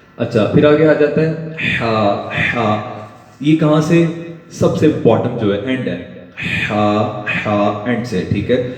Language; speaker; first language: Urdu; non-native, local second language; Punjabi